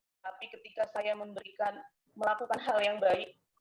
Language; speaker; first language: Indonesian; native; Indonesian